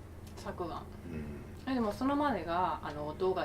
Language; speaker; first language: Japanese; non-native, fluent; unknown